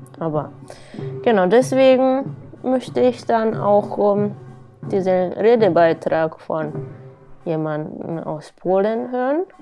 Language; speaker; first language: German; non-native, fluent; Japanese